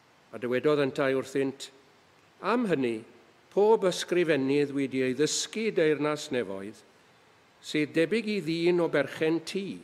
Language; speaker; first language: Welsh; native; Welsh